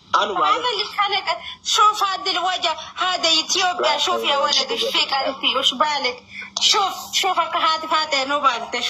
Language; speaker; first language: Arabic; non-native, learner; Oromo